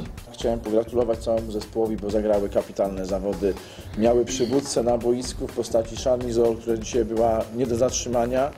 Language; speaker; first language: Polish; native; Polish